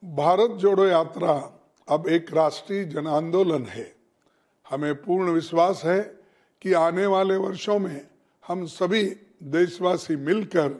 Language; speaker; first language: Hindi; non-native, local second language; Kannada